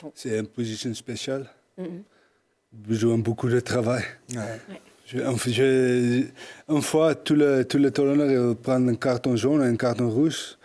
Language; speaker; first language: French; non-native, learner; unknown